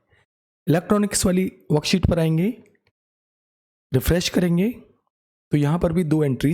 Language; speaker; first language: Hindi; native; Hindi